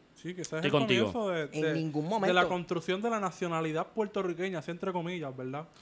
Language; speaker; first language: Spanish; native; Spanish